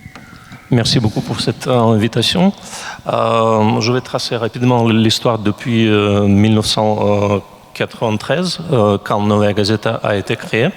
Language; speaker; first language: French; non-native, fluent; Russian